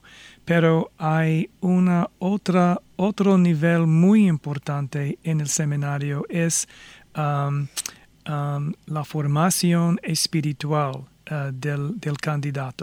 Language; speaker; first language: Spanish; non-native, fluent; English